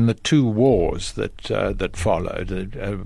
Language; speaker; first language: English; native; English